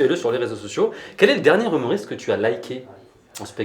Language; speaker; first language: French; native; French